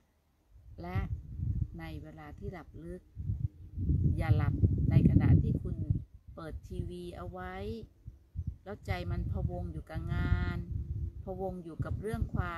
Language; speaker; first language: Thai; native; Thai